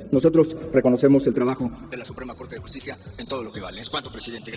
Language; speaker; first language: Spanish; native; Spanish